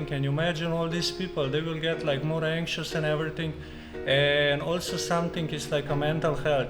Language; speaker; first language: English; non-native, fluent; Slovenian